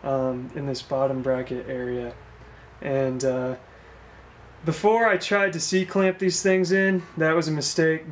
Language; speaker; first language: English; native; English